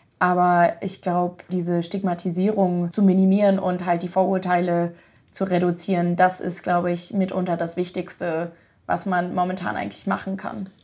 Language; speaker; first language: German; native; German